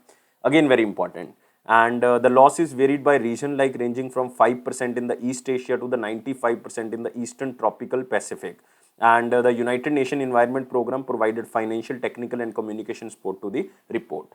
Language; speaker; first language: English; non-native, local second language; Hindi